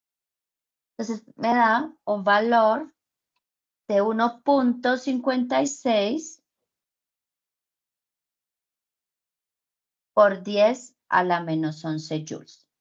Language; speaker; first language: Spanish; native; Spanish